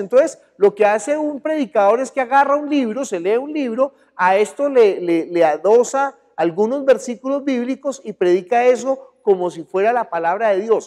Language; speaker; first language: Spanish; native; Spanish